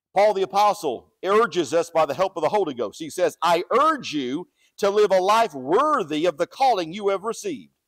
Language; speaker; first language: English; native; English